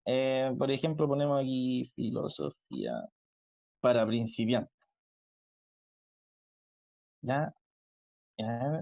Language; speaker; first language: Spanish; native; Spanish